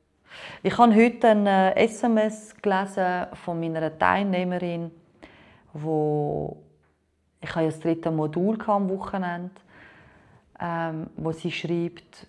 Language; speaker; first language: German; non-native, fluent; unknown